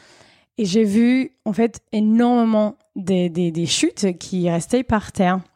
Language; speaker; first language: French; non-native, fluent; English